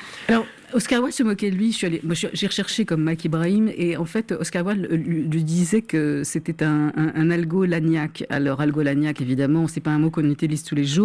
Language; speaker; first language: French; native; French